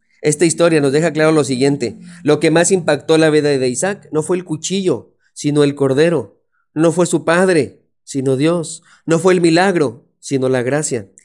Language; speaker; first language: Spanish; native; Spanish